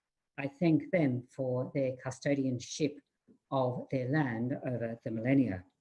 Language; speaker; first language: English; native; English